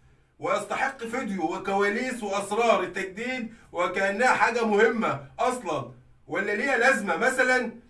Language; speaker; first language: Arabic; native; Arabic